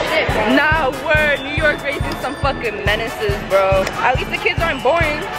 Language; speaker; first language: English; native; English